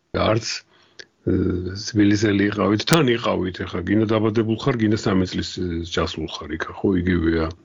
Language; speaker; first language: Georgian; native; Georgian